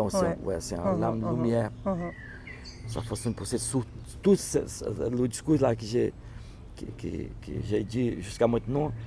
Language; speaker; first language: French; non-native, learner; Portuguese